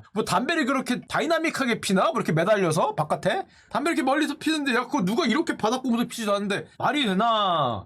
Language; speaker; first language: Korean; native; Korean